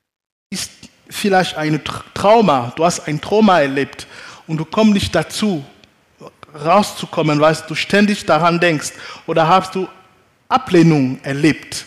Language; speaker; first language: German; non-native, fluent; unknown